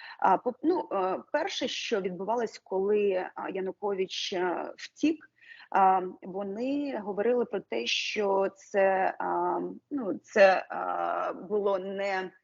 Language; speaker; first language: Ukrainian; non-native, local second language; Russian